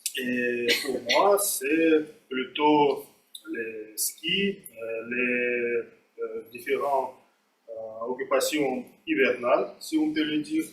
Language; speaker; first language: French; non-native, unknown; Russian